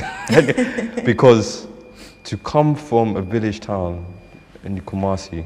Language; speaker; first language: English; native; English